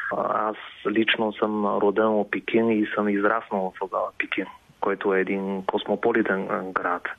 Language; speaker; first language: Bulgarian; non-native, fluent; Chinese